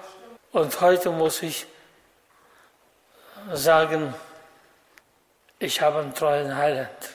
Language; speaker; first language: German; non-native, fluent; Russian